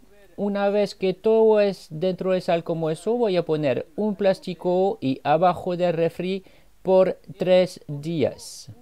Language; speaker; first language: Spanish; non-native, fluent; French